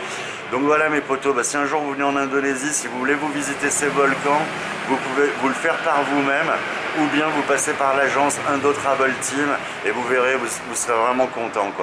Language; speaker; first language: French; native; French